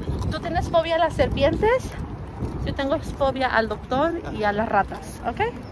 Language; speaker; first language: Spanish; early bilingual, heritage; Spanish